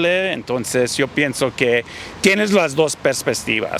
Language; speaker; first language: Spanish; early bilingual, heritage; English